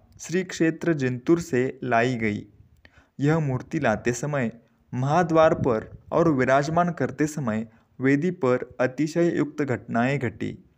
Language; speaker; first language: Hindi; non-native, local second language; Marathi